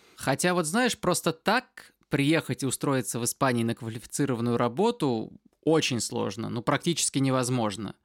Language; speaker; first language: Russian; native; Russian